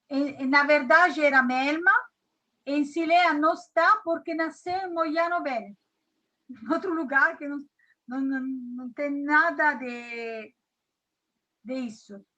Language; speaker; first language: Portuguese; non-native, learner; Italian